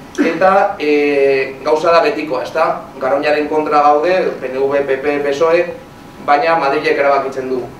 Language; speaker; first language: Basque; non-native, local second language; Spanish